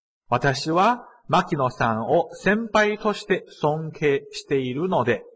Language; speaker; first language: Japanese; non-native, fluent; Chinese